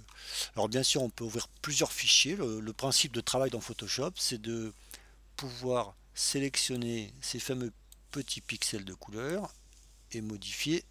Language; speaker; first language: French; native; French